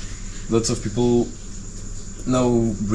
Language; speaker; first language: English; non-native, learner; French